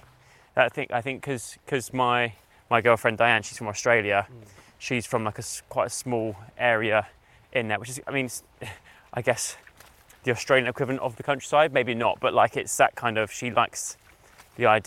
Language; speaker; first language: English; native; English